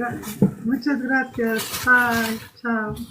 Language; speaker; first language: Spanish; early bilingual, other home language; Portuguese